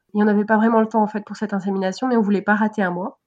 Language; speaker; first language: French; native; French